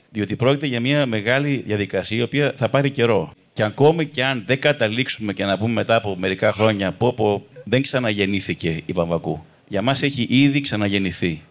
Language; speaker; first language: Greek; native; Greek